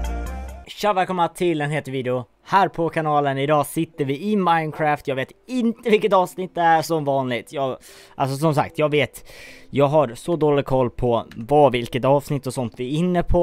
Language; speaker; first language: Swedish; native; Swedish